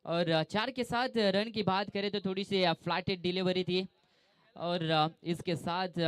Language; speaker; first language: Hindi; non-native, local second language; Marathi